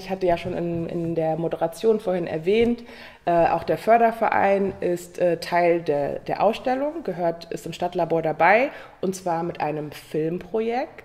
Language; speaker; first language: German; native; German